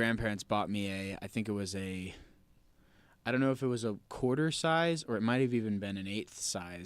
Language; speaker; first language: English; native; English